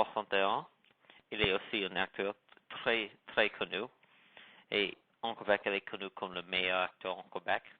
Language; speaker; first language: French; non-native, learner; English